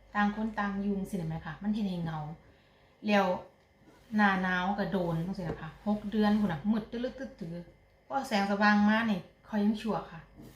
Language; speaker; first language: Thai; native; Thai